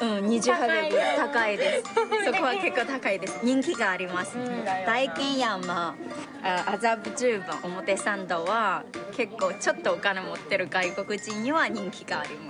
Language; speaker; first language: Japanese; non-native, fluent; Chinese